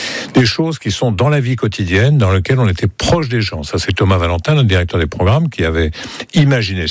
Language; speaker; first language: French; native; French